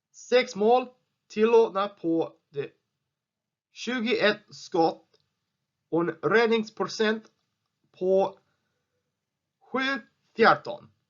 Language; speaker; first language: Swedish; non-native, learner; English